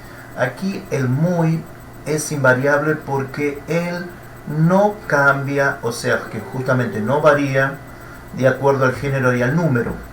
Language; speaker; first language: Spanish; non-native, fluent; Portuguese